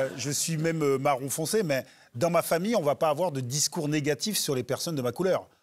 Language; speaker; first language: French; native; French